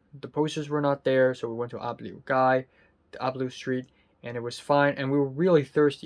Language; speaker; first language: English; non-native, local second language; Cantonese